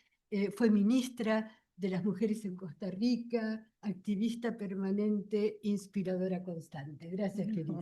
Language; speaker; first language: Spanish; native; Spanish